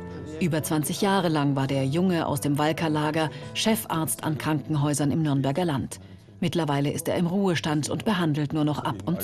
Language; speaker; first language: German; native; German